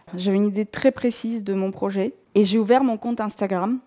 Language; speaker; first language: French; non-native, fluent; Russian